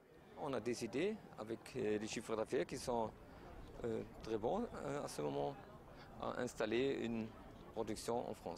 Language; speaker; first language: French; non-native, fluent; German